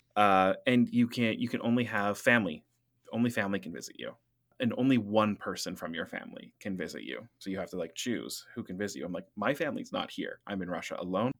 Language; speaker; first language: English; native; English